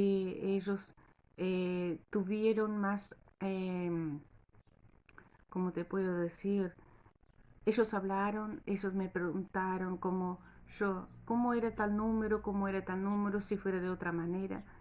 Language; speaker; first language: Spanish; non-native, fluent; Portuguese